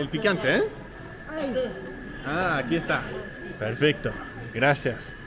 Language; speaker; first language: Spanish; non-native, learner; Danish